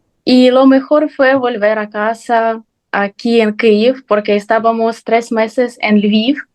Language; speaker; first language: Spanish; non-native, fluent; Ukrainian